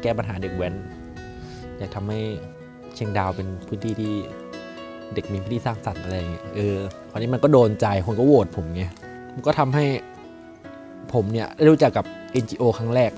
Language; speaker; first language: Thai; early bilingual, other home language; Shan